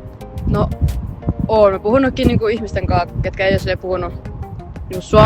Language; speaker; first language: Finnish; native; Finnish